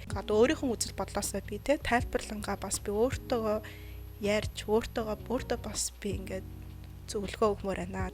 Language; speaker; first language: Mongolian; early bilingual, heritage; Mongolian